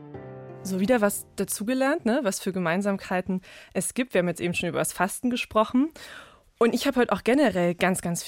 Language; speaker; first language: German; native; German